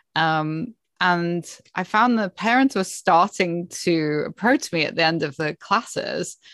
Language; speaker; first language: English; native; English